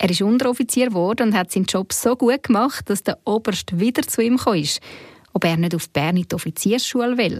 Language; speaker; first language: German; native; German